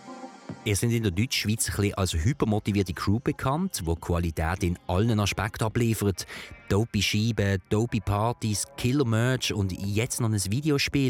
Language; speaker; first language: German; native; German